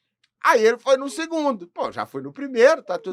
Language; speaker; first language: Portuguese; native; Portuguese